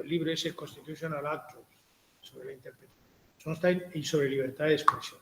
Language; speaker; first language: Spanish; native; Spanish